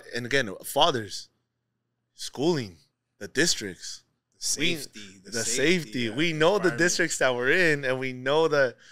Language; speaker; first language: English; native; English